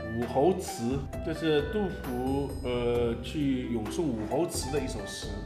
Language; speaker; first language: Chinese; native; Chinese